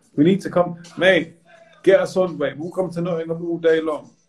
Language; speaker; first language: English; native; English